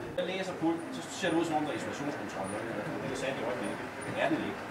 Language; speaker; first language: Danish; native; Danish